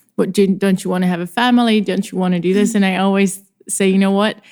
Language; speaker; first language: English; non-native, fluent; Czech